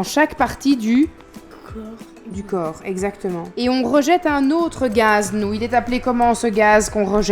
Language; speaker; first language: French; native; French